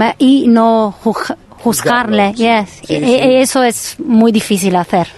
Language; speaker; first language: Spanish; non-native, fluent; Italian